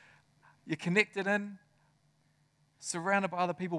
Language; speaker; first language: English; native; English